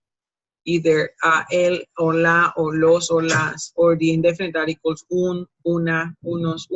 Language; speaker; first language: Spanish; non-native, fluent; English